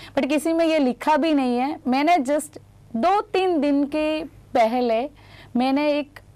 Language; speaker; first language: Hindi; non-native, local second language; Gujarati